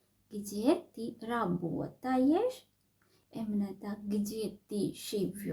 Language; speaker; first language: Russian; non-native, fluent; Sinhala